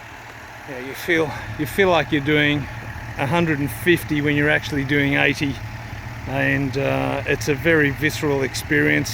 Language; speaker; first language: English; native; English